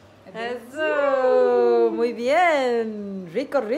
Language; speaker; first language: Spanish; non-native, learner; Turkish